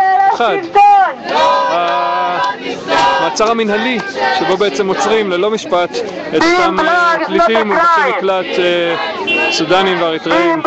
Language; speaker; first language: Hebrew; native; Hebrew